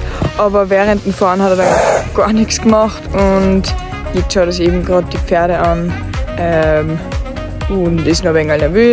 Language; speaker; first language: German; native; German